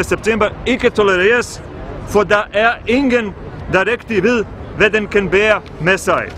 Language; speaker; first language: Danish; non-native, fluent; Bosnian